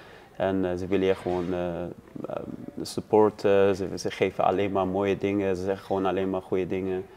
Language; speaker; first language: Dutch; non-native, learner; Persian